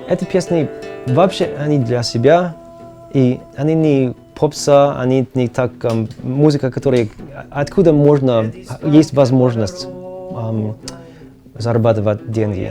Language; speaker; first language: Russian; non-native, learner; English